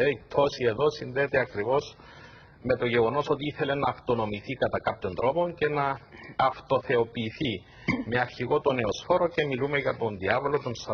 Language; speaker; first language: Greek; native; Greek